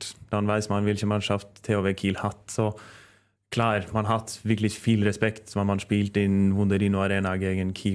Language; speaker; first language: German; non-native, fluent; Norwegian